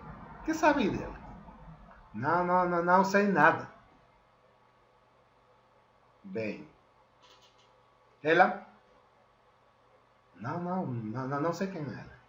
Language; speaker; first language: Portuguese; non-native, fluent; Spanish